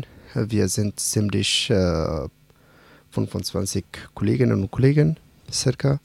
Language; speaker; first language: German; non-native, learner; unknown